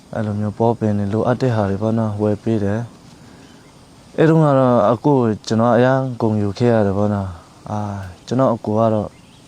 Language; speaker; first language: Burmese; non-native, local second language; Hakha Chin